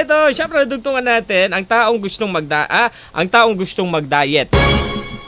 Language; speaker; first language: Filipino; native; Filipino